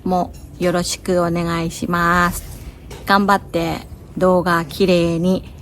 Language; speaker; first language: Japanese; non-native, learner; Thai